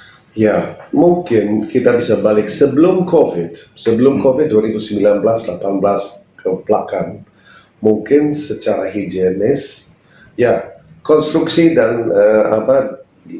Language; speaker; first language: Indonesian; non-native, fluent; English